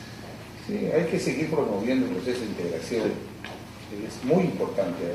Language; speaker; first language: Portuguese; non-native, learner; Spanish